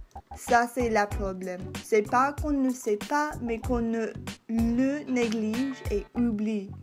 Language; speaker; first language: French; non-native, local second language; English